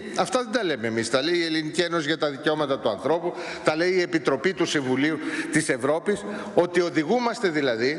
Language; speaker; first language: Greek; native; Greek